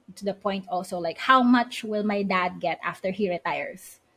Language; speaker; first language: English; non-native, local second language; Filipino